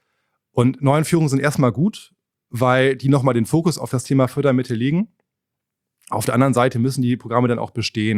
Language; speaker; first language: German; native; German